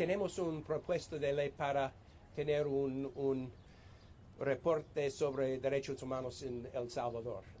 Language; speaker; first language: Spanish; non-native, fluent; English